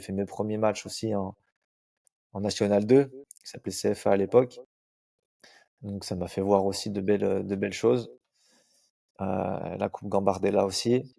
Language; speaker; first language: French; native; French